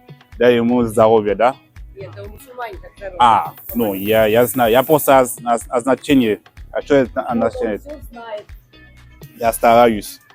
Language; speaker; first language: Russian; non-native, learner; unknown